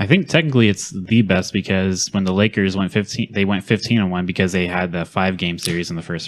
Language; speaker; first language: English; native; English